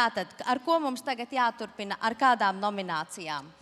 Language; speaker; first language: Latvian; native; Latvian